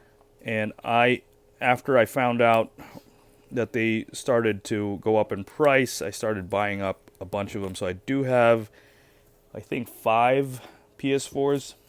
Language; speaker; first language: English; native; English